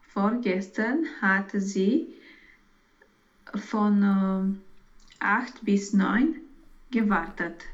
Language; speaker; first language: German; non-native, learner; Romanian